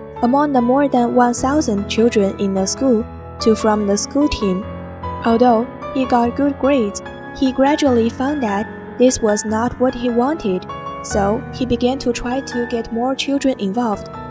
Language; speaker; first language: English; non-native, learner; Chinese